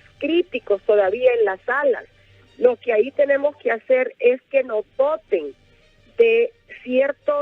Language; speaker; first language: Spanish; native; Spanish